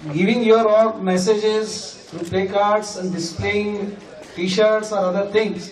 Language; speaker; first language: English; non-native, local second language; Telugu